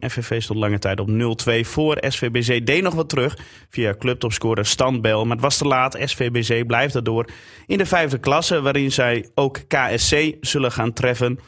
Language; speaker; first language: Dutch; native; Dutch